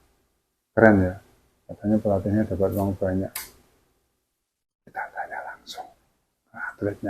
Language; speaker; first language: Indonesian; native; Indonesian